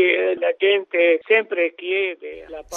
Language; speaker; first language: Italian; non-native, fluent; Arabic